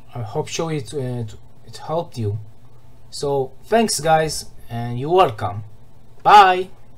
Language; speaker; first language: English; non-native, learner; Hebrew